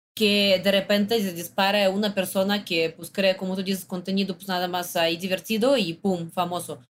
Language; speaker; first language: Spanish; non-native, fluent; Russian